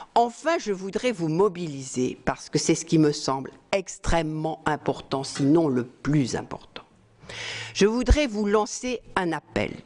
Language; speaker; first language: French; native; French